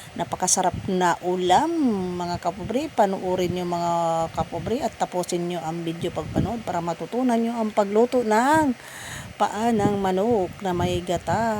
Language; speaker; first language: Filipino; non-native, local second language; Cebuano